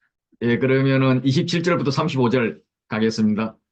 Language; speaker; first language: Korean; native; Korean